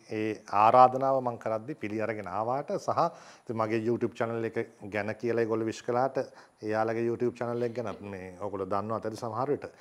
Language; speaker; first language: Sinhala; native; Sinhala